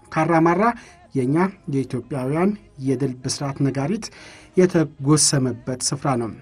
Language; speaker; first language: Amharic; native; Amharic